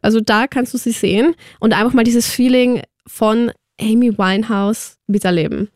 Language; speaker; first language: German; native; German